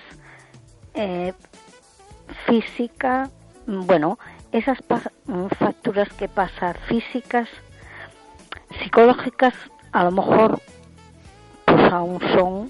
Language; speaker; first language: Spanish; native; Spanish